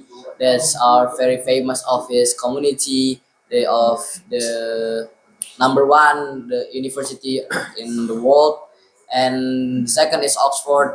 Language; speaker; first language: English; non-native, learner; Indonesian